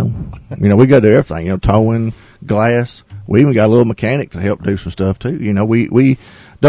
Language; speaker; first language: English; native; English